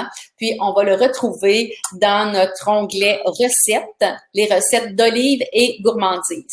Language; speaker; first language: French; native; French